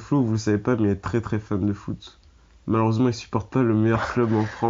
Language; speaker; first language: French; native; French